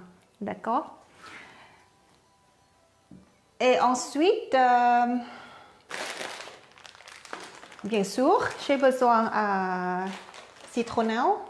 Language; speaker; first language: French; non-native, learner; Thai